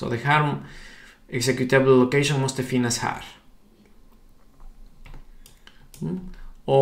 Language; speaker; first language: Swedish; non-native, fluent; Spanish